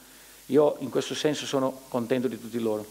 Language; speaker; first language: Italian; non-native, fluent; Portuguese